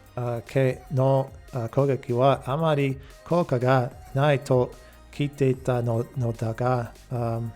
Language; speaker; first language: Japanese; non-native, fluent; English